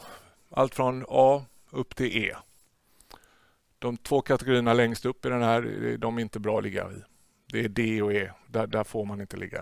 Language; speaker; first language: Swedish; native; Swedish